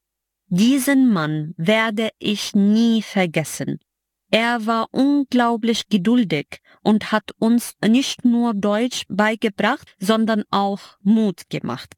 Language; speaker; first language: German; non-native, fluent; Arabic